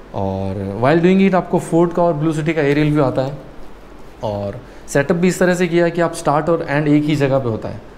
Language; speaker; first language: Hindi; native; Hindi